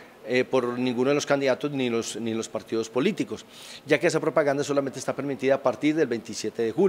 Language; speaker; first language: Spanish; native; Spanish